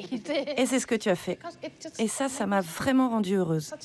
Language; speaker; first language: French; non-native, fluent; Danish